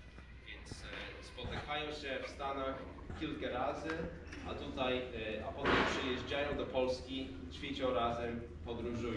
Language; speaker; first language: Polish; non-native, fluent; English